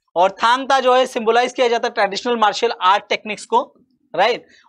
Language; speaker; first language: Hindi; non-native, local second language; Marathi